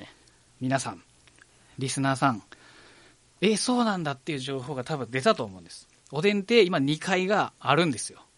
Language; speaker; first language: Japanese; native; Japanese